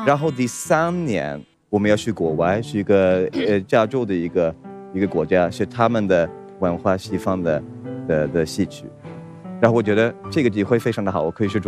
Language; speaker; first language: Chinese; non-native, fluent; Swedish